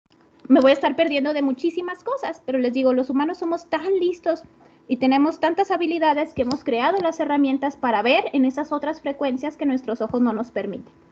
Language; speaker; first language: Spanish; native; Spanish